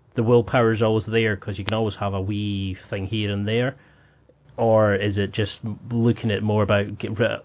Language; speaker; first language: English; native; English